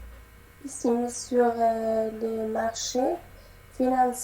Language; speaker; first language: French; non-native, learner; Arabic